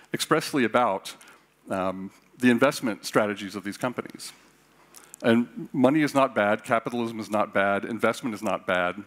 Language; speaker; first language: English; native; English